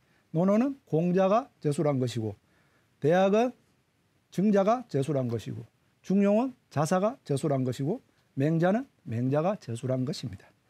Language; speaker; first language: Korean; native; Korean